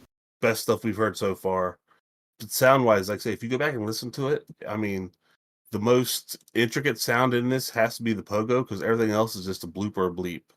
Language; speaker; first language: English; native; English